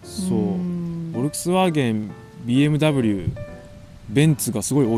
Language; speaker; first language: Japanese; native; Japanese